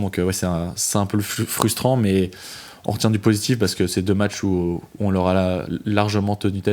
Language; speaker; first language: French; native; French